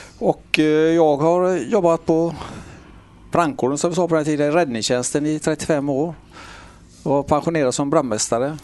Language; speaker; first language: Swedish; native; Swedish